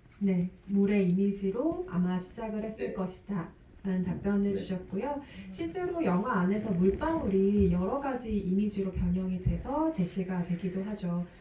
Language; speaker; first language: Korean; native; Korean